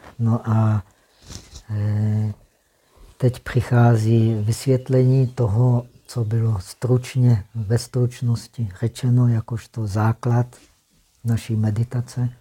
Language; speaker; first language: Czech; native; Czech